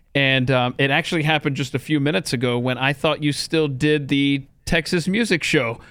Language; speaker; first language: English; native; English